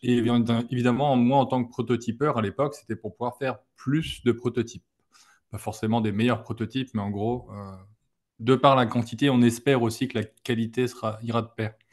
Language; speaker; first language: French; native; French